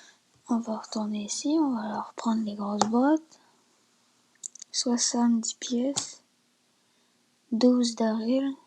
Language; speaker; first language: French; native; French